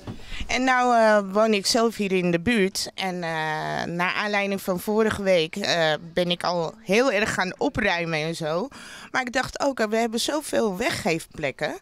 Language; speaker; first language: Dutch; native; Dutch